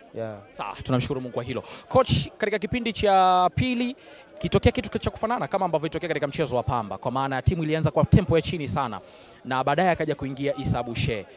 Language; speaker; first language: Swahili; native; Swahili